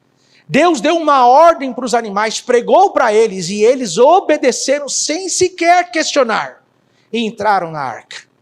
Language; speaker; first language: Portuguese; native; Portuguese